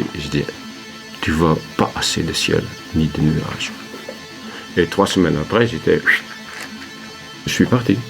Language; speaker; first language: French; non-native, fluent; Dutch